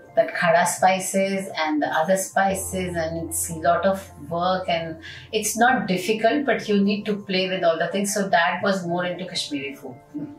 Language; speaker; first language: English; non-native, local second language; Hindi